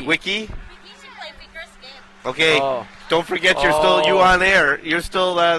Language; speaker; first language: English; native; English